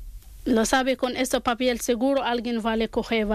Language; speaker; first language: Spanish; non-native, learner; Arabic